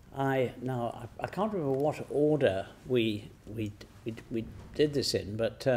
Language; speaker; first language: English; native; English